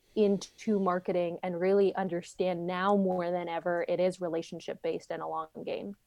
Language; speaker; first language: English; native; English